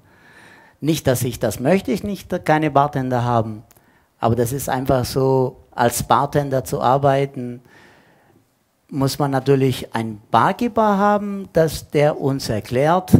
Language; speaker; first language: German; non-native, fluent; Italian